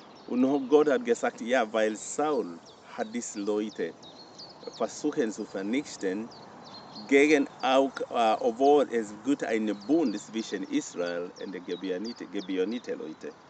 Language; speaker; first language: German; non-native, fluent; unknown